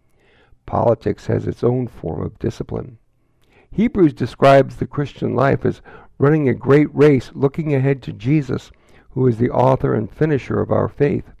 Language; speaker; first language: English; native; English